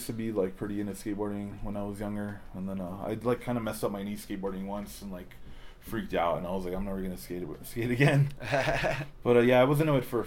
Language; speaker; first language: English; native; English